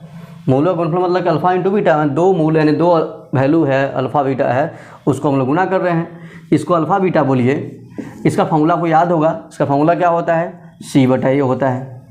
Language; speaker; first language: Hindi; native; Hindi